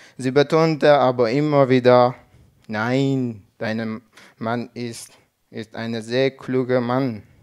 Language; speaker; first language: German; non-native, learner; Persian